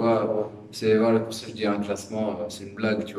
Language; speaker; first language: French; native; French